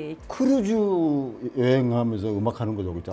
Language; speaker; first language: Korean; native; Korean